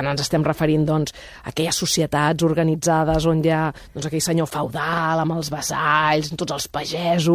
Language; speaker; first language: Catalan; native; Catalan